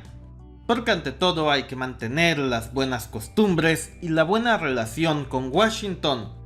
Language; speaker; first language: Spanish; native; Spanish